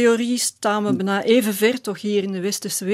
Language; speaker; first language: Dutch; native; Dutch